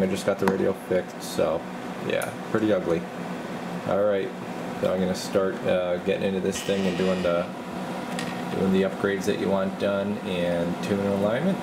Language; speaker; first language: English; native; English